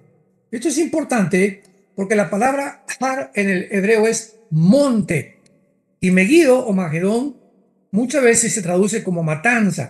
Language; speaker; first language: Spanish; native; Spanish